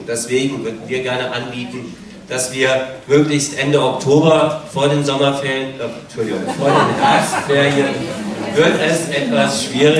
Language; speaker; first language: German; native; German